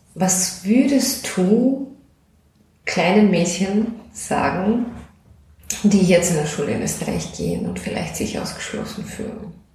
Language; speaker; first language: German; non-native, fluent; Russian